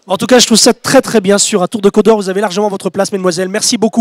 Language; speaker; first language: French; native; French